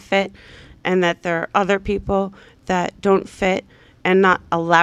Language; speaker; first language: English; native; English